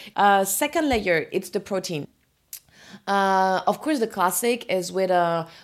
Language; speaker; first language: English; non-native, fluent; French